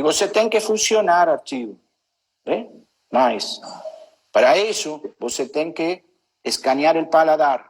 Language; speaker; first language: Portuguese; non-native, learner; Spanish